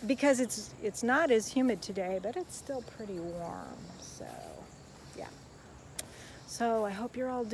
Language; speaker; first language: English; native; English